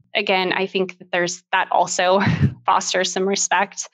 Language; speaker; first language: English; native; English